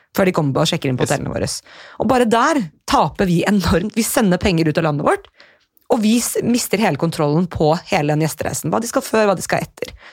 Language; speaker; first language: Norwegian; native; Norwegian